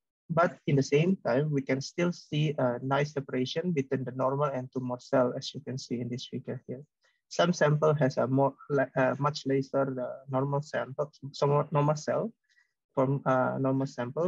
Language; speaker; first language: English; non-native, fluent; Indonesian